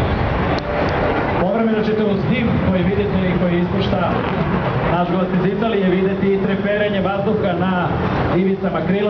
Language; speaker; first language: Bosnian; native; Bosnian